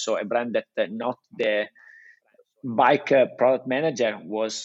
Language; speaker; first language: English; non-native, fluent; Italian